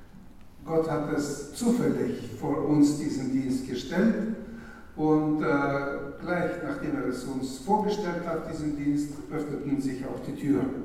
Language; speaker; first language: German; non-native, fluent; Russian